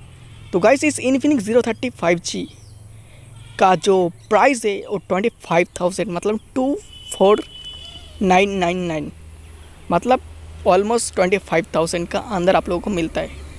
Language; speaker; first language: Hindi; non-native, local second language; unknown